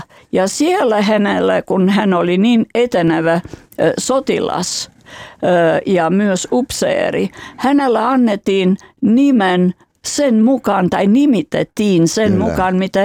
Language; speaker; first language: Finnish; non-native, fluent; Albanian